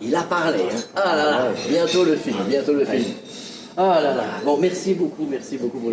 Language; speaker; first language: French; native; French